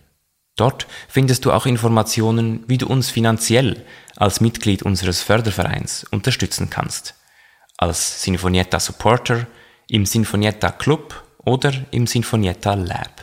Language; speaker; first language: German; native; German